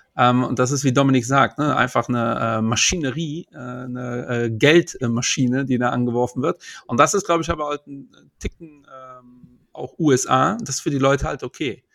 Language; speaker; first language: German; early bilingual, other home language; Portuguese